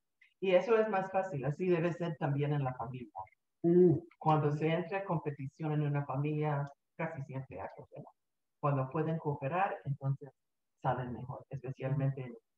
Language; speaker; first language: Spanish; early bilingual, heritage; Spanish